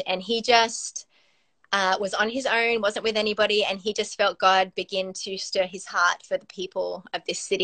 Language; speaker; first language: English; native; English